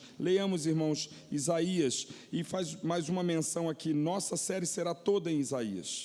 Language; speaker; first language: Portuguese; native; Portuguese